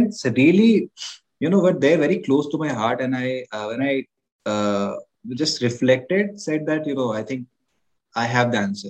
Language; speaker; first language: English; non-native, local second language; Hindi